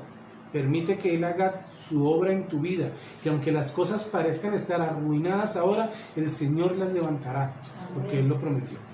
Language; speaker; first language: Spanish; native; Spanish